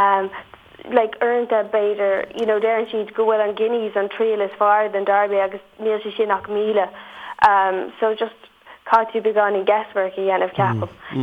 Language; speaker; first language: Irish; non-native, local second language; English